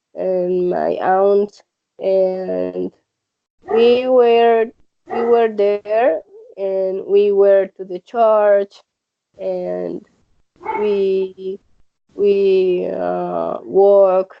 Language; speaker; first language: English; non-native, learner; Spanish